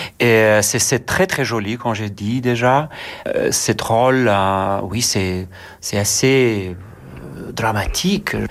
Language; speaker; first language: French; non-native, learner; Lithuanian